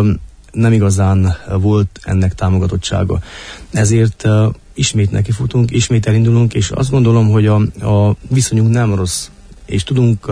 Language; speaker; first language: Hungarian; native; Hungarian